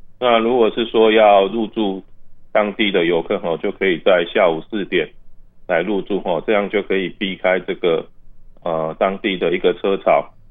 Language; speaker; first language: Chinese; native; Chinese